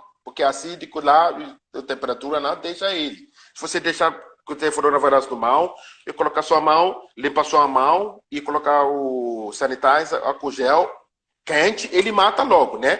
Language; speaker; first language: Portuguese; non-native, learner; Yoruba